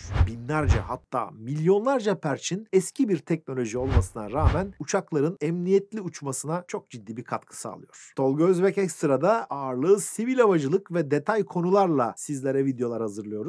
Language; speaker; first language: Turkish; native; Turkish